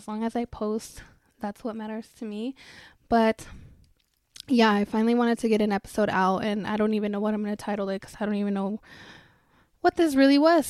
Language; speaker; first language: English; early bilingual, other home language; Spanish